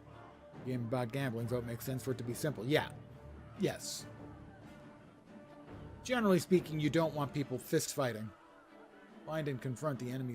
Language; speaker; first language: English; native; English